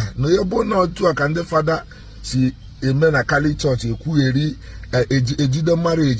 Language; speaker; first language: English; non-native, local second language; Igbo